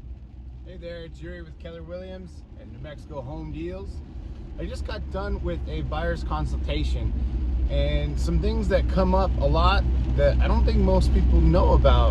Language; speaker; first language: English; native; English